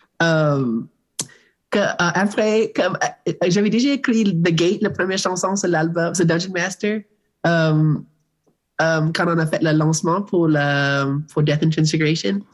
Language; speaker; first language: French; non-native, learner; English